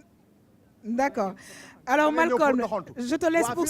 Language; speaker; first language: French; non-native, local second language; Wolof